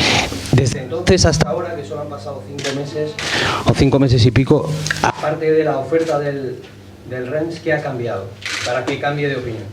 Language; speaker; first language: Spanish; native; Spanish